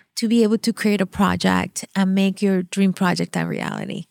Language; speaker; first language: English; non-native, fluent; Spanish